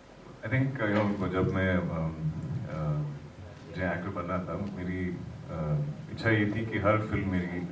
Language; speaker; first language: Hindi; non-native, local second language; Malayalam